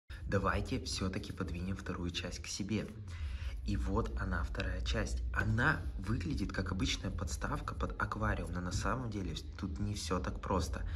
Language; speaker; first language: Russian; native; Russian